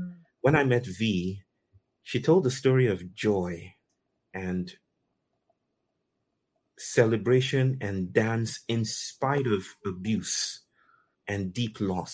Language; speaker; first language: English; non-native, local second language; Yoruba